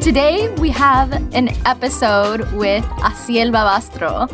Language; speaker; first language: English; early bilingual, other home language; Spanish